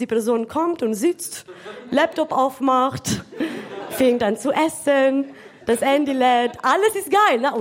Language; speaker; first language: German; non-native, fluent; Italian